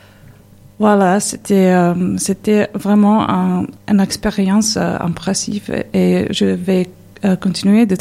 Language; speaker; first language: French; non-native, learner; Serbian